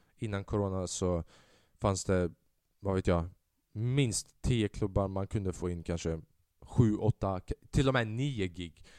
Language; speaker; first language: Swedish; early bilingual, other home language; Albanian